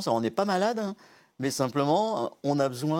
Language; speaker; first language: French; native; French